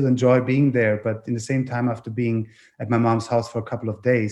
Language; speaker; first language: English; non-native, fluent; German